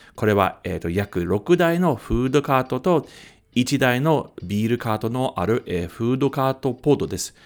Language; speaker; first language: Japanese; non-native, fluent; English